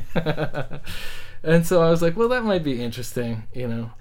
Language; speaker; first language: English; native; English